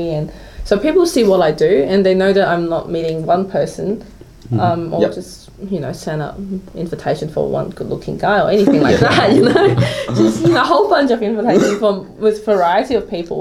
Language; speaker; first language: English; non-native, local second language; Cantonese